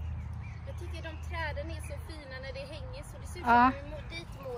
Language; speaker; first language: Swedish; native; Swedish